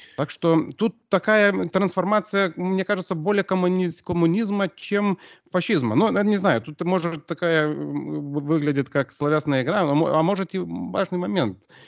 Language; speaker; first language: Russian; non-native, local second language; Lithuanian